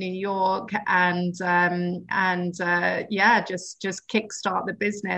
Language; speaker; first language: English; native; English